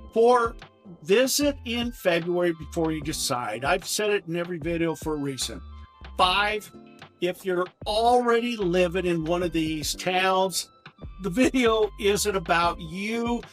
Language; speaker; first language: English; native; English